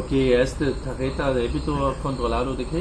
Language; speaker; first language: Spanish; non-native, learner; German